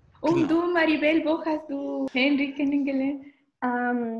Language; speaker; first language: German; non-native, learner; Spanish